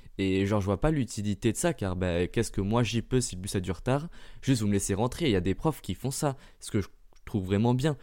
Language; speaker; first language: French; early bilingual, heritage; French